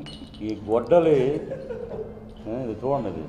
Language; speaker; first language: Telugu; native; Telugu